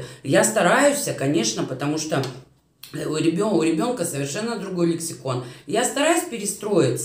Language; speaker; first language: Russian; native; Russian